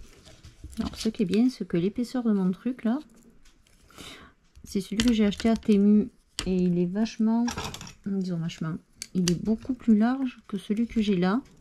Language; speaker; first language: French; native; French